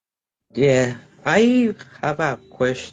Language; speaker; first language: English; non-native, learner; Spanish